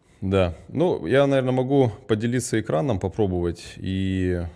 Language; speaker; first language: Russian; early bilingual, heritage; Russian